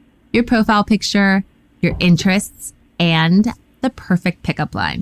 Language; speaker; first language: English; native; English